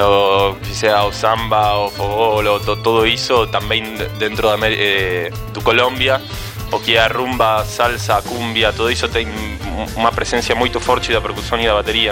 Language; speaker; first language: Portuguese; non-native, fluent; Spanish